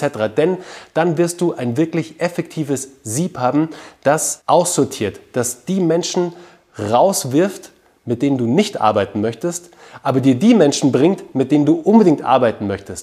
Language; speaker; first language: German; native; German